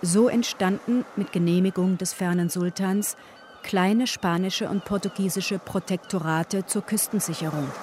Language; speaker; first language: German; native; German